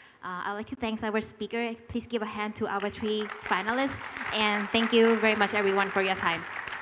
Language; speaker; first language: English; non-native, fluent; Thai